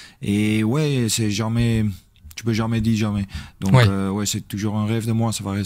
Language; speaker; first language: French; non-native, learner; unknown